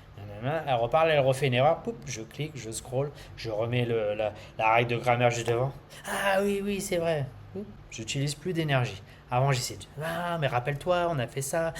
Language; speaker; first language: French; native; French